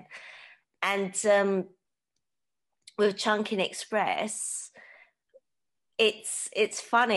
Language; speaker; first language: English; native; English